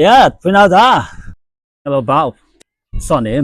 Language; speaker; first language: Welsh; non-native, learner; Cantonese